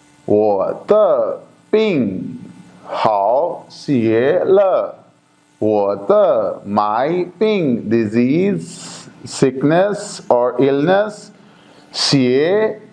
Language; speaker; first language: Chinese; non-native, learner; Urdu